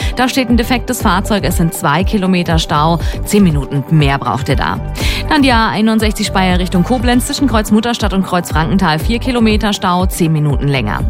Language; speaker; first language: German; native; German